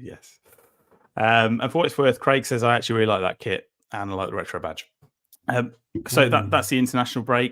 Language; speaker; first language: English; native; English